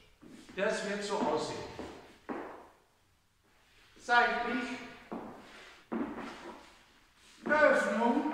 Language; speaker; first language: German; non-native, fluent; Spanish